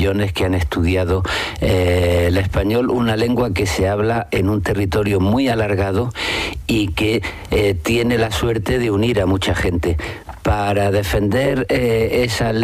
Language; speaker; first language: Spanish; native; Spanish